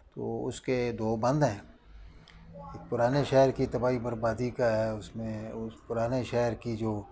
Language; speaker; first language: Urdu; non-native, local second language; Northern Hindko